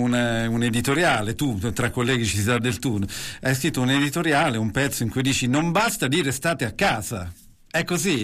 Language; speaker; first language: Italian; native; Italian